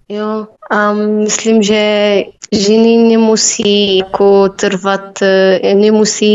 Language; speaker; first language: Czech; non-native, learner; Arabic